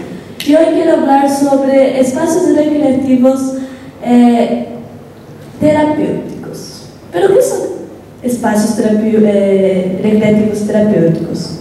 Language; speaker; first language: Spanish; non-native, local second language; Portuguese